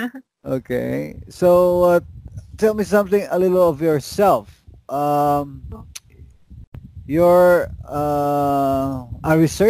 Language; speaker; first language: English; non-native, local second language; Filipino